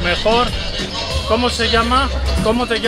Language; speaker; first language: Spanish; non-native, learner; Greek